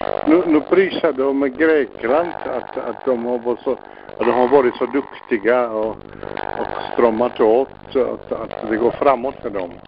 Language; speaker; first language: Swedish; non-native, fluent; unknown